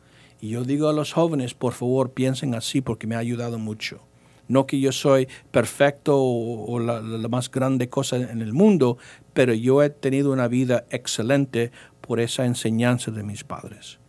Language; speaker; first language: Spanish; early bilingual, heritage; English